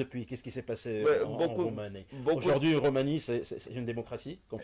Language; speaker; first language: French; native; French